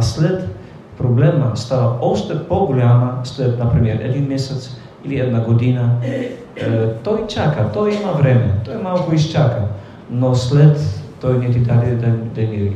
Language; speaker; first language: Bulgarian; non-native, fluent; Polish